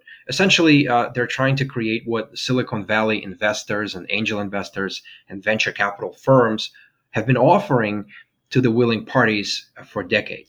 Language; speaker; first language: English; non-native, fluent; Russian